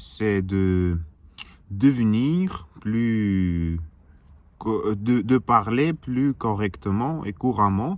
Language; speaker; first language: French; non-native, learner; Russian